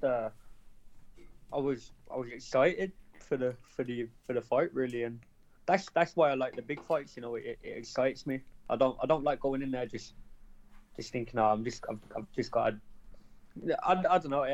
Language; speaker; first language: English; native; English